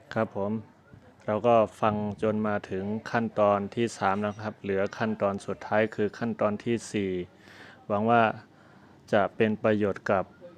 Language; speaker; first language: Thai; non-native, local second language; Shan